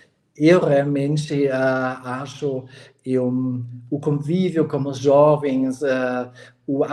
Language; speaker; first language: Portuguese; non-native, fluent; German